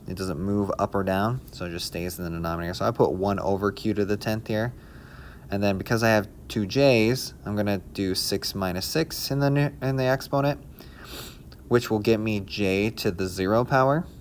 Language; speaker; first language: English; native; English